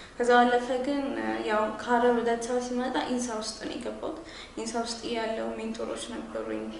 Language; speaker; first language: Amharic; native; Amharic